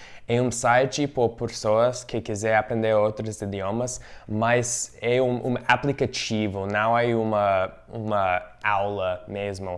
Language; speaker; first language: Portuguese; non-native, fluent; English